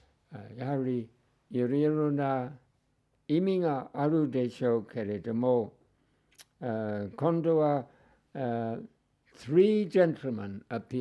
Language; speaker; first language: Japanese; non-native, fluent; English